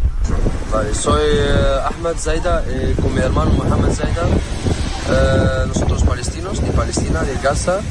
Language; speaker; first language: Spanish; non-native, learner; Arabic